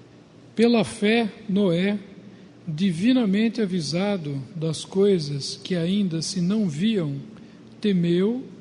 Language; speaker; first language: Portuguese; native; Portuguese